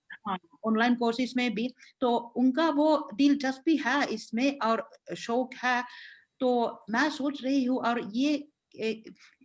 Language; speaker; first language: Hindi; non-native, fluent; Finnish